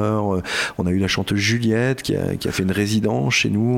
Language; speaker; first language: French; native; French